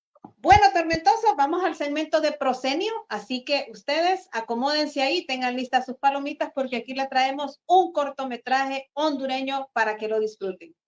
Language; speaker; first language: Spanish; native; Spanish